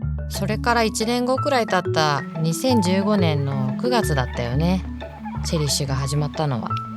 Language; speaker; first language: Japanese; native; Japanese